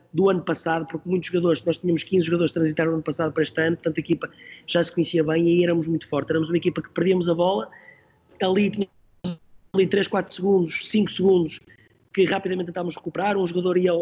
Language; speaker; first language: Portuguese; native; Portuguese